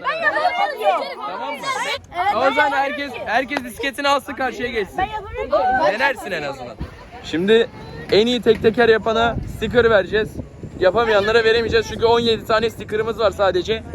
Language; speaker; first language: Turkish; native; Turkish